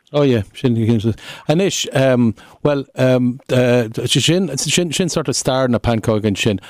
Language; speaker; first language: Irish; native; Irish